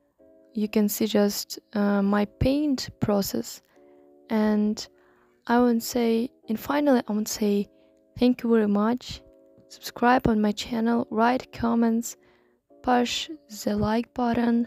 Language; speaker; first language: English; non-native, learner; Russian